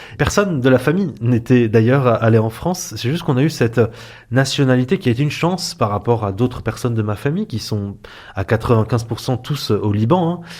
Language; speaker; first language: French; early bilingual, other home language; Arabic